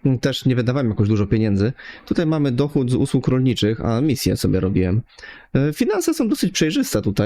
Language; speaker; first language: Polish; native; Polish